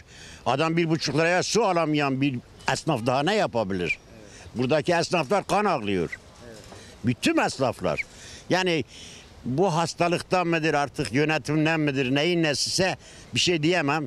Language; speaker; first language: Turkish; native; Turkish